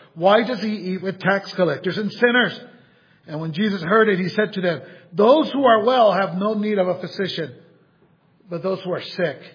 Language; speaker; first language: English; native; English